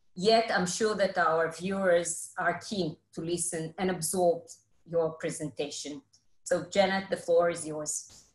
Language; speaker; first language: English; non-native, fluent; Hebrew